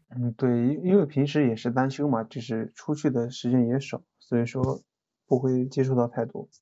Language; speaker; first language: Chinese; native; Chinese